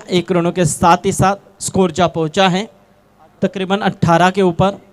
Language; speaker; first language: Hindi; non-native, local second language; Marathi